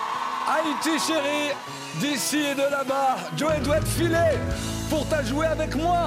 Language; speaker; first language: French; native; French